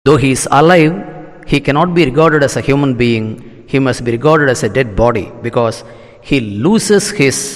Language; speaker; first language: English; non-native, local second language; Tamil